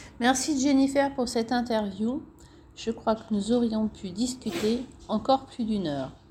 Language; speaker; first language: French; native; French